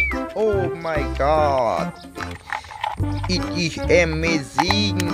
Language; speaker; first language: English; non-native, learner; Khmer